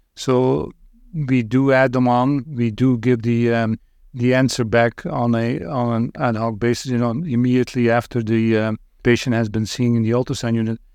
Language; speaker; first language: English; non-native, fluent; Dutch